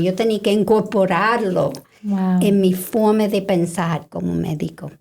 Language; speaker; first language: Spanish; non-native, fluent; English